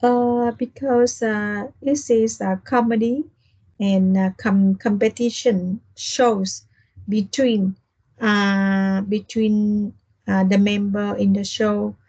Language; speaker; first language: English; non-native, learner; Vietnamese